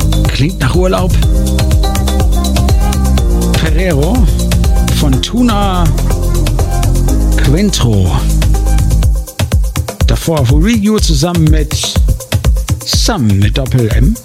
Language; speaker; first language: German; native; German